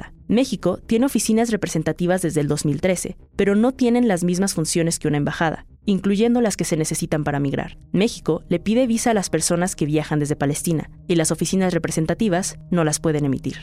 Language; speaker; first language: Spanish; native; Spanish